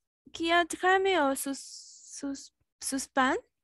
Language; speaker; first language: French; non-native, learner; Spanish